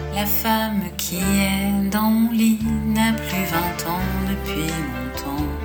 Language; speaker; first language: French; native; French